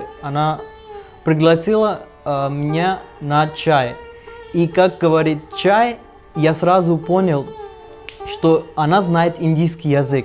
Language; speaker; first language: Russian; non-native, learner; Hindi